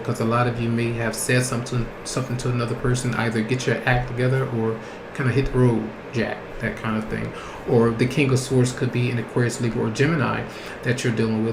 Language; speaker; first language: English; native; English